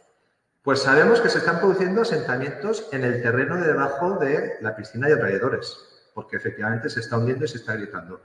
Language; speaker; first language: Spanish; native; Spanish